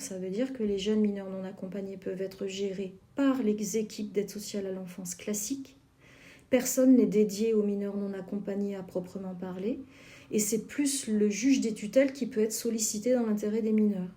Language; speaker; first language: French; native; French